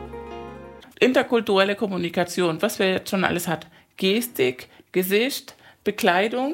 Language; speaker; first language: German; non-native, fluent; Spanish